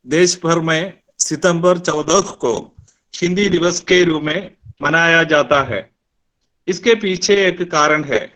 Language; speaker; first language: Hindi; non-native, local second language; Malayalam